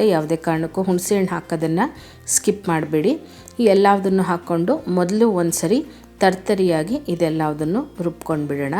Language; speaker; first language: Kannada; native; Kannada